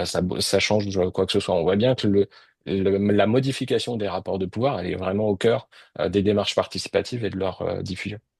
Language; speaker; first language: French; native; French